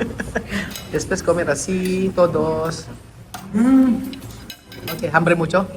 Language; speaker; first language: Spanish; non-native, learner; Filipino